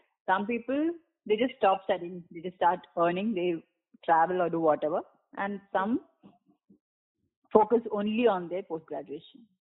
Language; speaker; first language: English; non-native, local second language; Malayalam